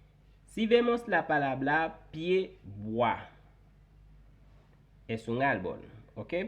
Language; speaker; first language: Spanish; non-native, fluent; Haitian Creole